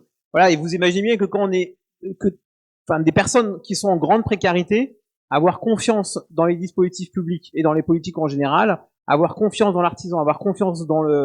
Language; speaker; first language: French; native; French